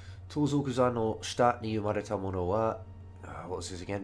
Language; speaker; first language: English; native; English